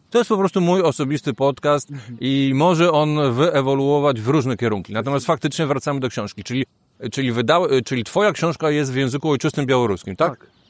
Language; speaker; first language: Polish; native; Polish